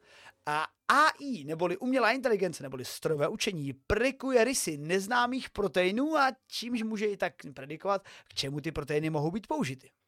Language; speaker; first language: Czech; native; Czech